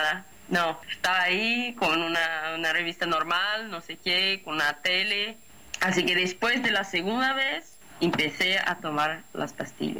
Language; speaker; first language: Spanish; non-native, fluent; Portuguese